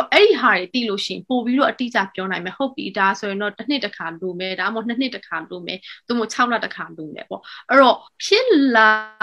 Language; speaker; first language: Burmese; native; Burmese